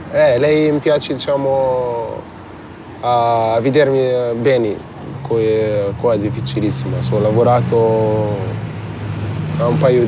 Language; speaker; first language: Italian; non-native, learner; Arabic